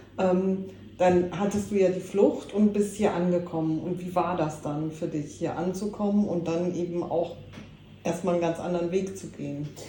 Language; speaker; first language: German; native; German